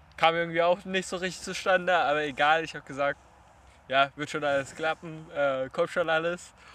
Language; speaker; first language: German; non-native, fluent; Chinese